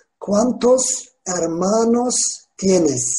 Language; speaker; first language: Spanish; non-native, fluent; Turkish